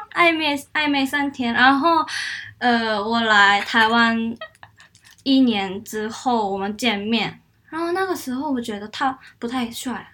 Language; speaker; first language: Chinese; non-native, fluent; Korean